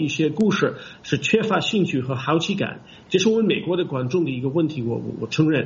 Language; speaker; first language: Chinese; non-native, fluent; English